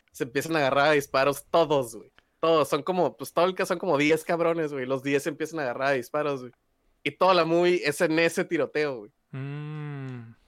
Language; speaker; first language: Spanish; native; Spanish